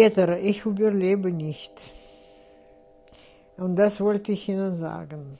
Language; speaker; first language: German; non-native, fluent; Russian